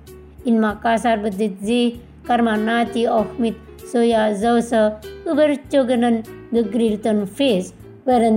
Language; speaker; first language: German; non-native, fluent; Indonesian